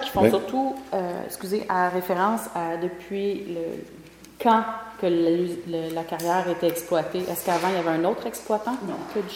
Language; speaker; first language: French; native; French